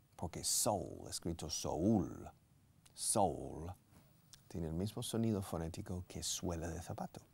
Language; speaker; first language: Spanish; non-native, fluent; English